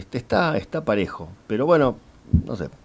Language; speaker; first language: Spanish; native; Spanish